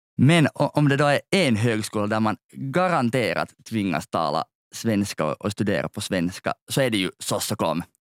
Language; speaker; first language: Swedish; native; Swedish